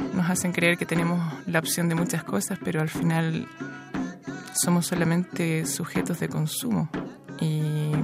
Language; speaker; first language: Spanish; native; Spanish